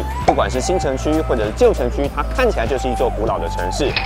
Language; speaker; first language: Chinese; native; Chinese